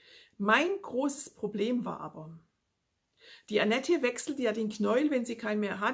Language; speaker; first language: German; native; German